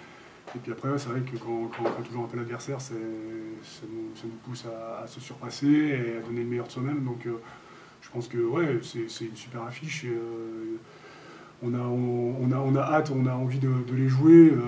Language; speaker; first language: French; native; French